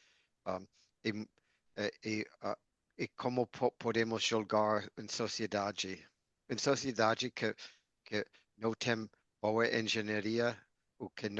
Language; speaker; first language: Portuguese; non-native, learner; English